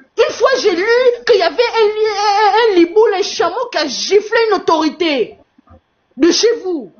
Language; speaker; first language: French; non-native, fluent; Portuguese